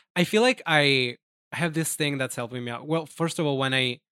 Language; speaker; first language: English; non-native, fluent; Italian